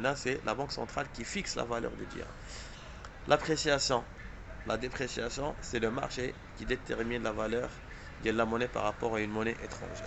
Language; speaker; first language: French; non-native, local second language; Arabic